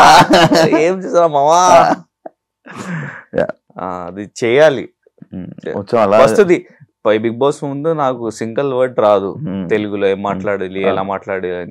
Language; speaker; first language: Telugu; non-native, learner; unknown